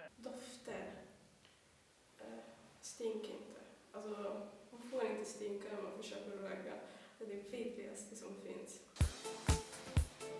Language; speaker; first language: Swedish; non-native, learner; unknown